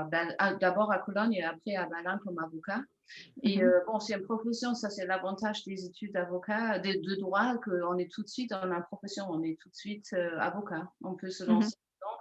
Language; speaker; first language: French; non-native, fluent; German